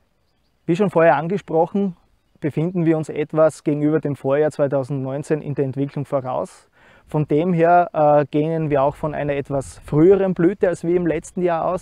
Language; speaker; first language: German; native; German